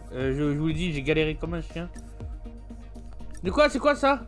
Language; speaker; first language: French; native; French